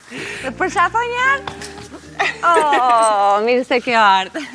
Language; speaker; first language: Albanian; native; Albanian